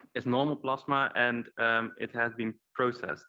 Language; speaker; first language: English; non-native, fluent; Dutch